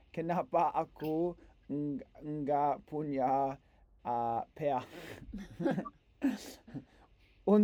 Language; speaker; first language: Indonesian; non-native, learner; English